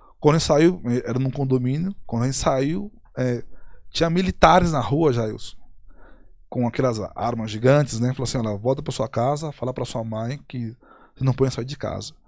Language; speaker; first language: Portuguese; non-native, fluent; Spanish